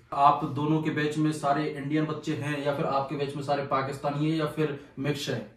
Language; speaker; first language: Hindi; native; Hindi